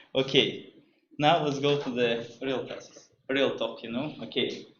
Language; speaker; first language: English; non-native, fluent; Russian